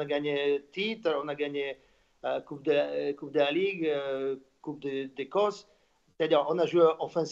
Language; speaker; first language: French; non-native, fluent; Slovak